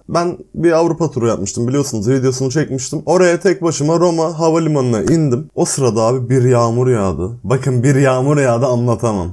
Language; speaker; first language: Turkish; native; Turkish